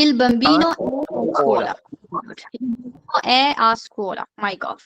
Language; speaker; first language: Italian; non-native, fluent; Urdu